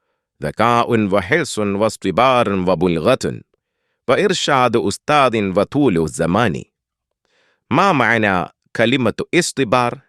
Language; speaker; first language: Arabic; non-native, fluent; Malayalam